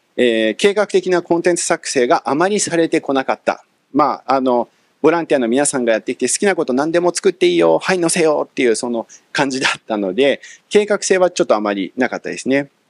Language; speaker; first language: Japanese; early bilingual, other home language; English